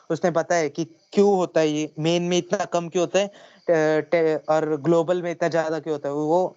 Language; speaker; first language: Hindi; non-native, local second language; Marathi